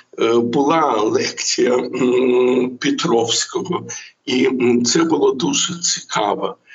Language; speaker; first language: Ukrainian; non-native, local second language; Russian